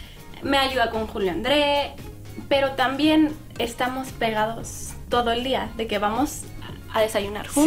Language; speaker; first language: Spanish; native; Spanish